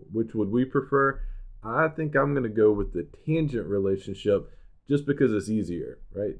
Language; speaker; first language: English; native; English